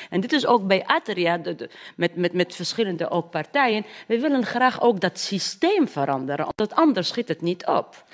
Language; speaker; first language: Dutch; non-native, fluent; Arabic